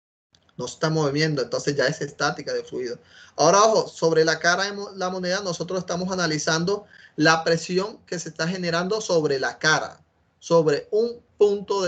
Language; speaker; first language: Spanish; native; Spanish